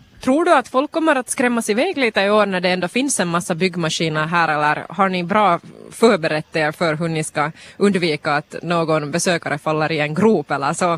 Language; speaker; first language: Swedish; native; Swedish